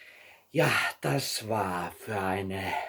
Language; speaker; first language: German; non-native, learner; Finnish